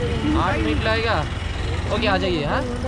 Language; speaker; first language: Hindi; non-native, learner; Bangla